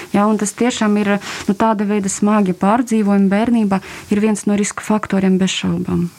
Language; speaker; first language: Latvian; non-native, local second language; Russian